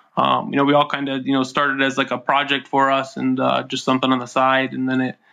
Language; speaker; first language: English; native; English